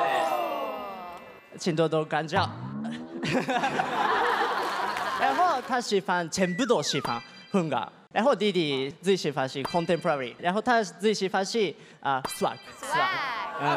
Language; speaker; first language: Chinese; non-native, learner; Japanese